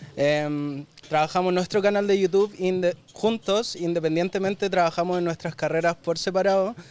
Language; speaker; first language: Spanish; native; Spanish